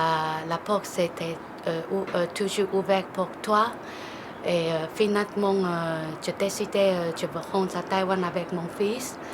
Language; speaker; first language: French; non-native, learner; Chinese